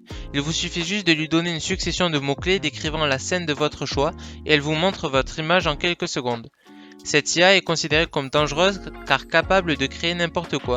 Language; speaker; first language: French; native; French